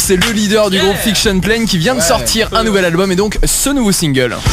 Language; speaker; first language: French; native; French